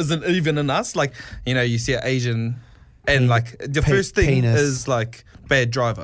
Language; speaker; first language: English; non-native, local second language; Māori